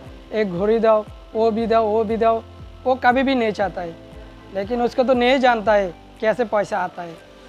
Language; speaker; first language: Hindi; non-native, learner; Bangla